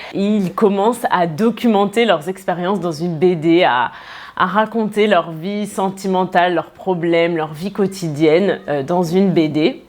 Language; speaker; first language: French; native; French